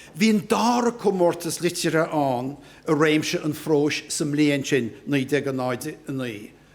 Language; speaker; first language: Irish; native; Irish